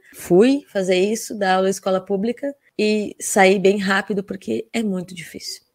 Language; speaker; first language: Portuguese; native; Portuguese